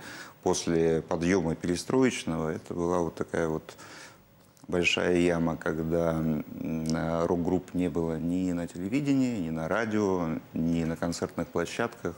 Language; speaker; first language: Russian; native; Russian